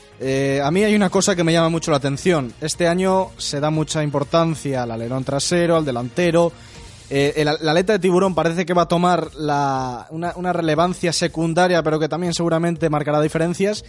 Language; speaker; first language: Spanish; native; Spanish